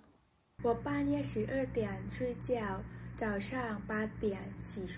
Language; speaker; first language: Chinese; non-native, learner; English